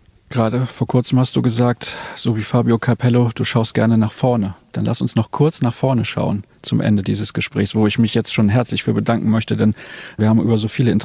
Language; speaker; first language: German; native; German